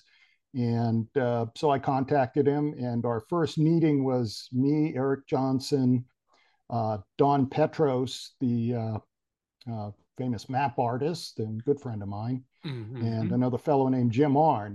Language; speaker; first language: English; native; English